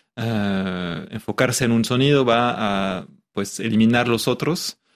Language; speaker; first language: Spanish; non-native, fluent; French